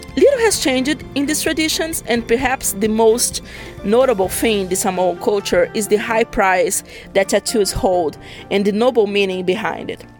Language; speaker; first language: English; non-native, fluent; Portuguese